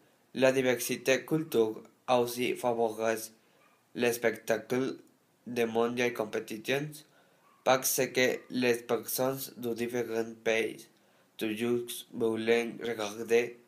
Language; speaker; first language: French; non-native, learner; Spanish